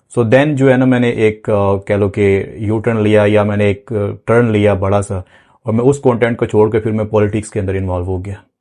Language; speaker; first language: Urdu; non-native, local second language; Punjabi